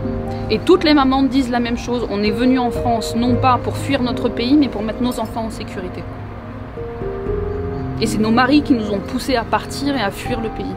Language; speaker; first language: French; native; French